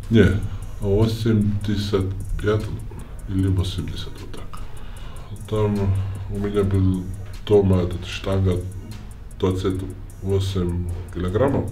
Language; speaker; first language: Russian; non-native, fluent; Georgian